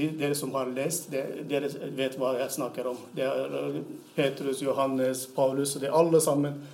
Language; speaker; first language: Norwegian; non-native, fluent; Turkmen